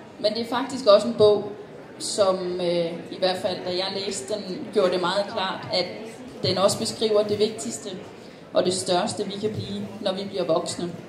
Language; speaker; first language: Danish; native; Danish